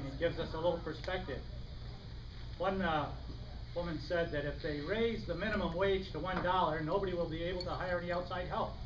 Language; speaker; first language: English; native; English